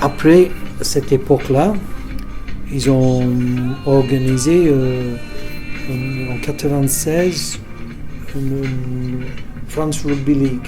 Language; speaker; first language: French; non-native, fluent; English